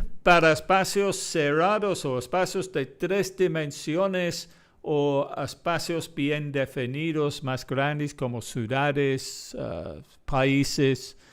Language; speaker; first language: Spanish; non-native, fluent; English